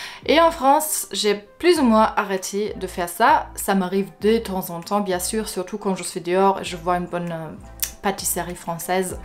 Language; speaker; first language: French; non-native, fluent; German